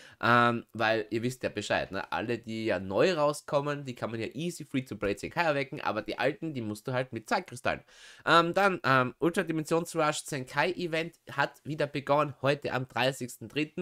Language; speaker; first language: German; native; German